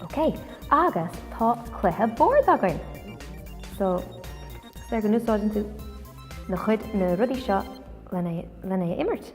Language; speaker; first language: Irish; non-native, local second language; English